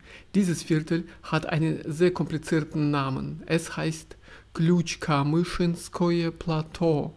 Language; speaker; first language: German; non-native, fluent; Russian